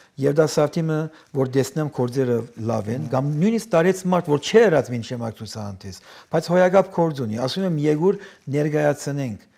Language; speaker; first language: Armenian; early bilingual, heritage; Armenian